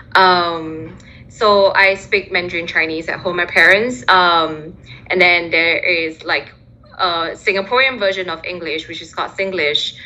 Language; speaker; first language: English; early bilingual, other home language; Chinese